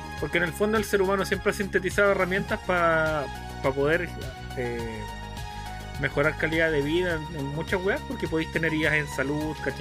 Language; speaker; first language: Spanish; native; Spanish